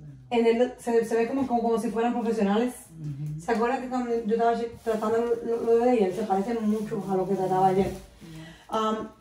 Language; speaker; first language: Spanish; native; Spanish